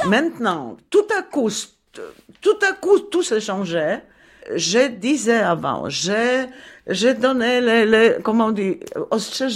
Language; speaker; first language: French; non-native, learner; Polish